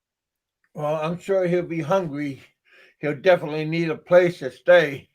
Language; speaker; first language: English; native; English